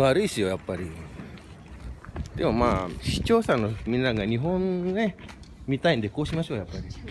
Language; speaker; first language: Japanese; non-native, fluent; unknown